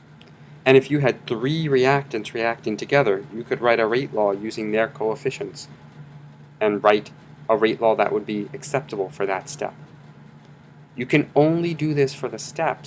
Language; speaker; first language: English; native; English